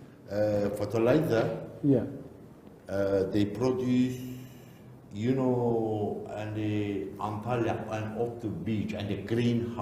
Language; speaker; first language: English; non-native, learner; Turkish